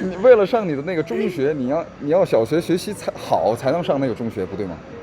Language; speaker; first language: Chinese; non-native, fluent; Korean